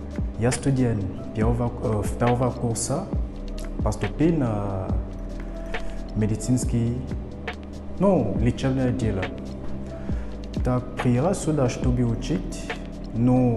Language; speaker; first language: Russian; non-native, fluent; French